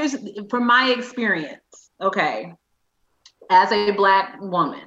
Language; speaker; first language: English; native; English